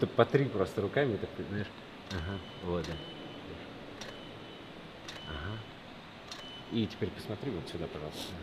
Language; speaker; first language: Russian; native; Russian